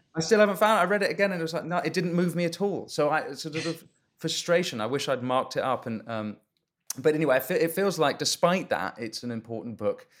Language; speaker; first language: English; native; English